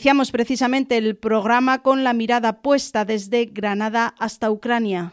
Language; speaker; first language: Spanish; native; Spanish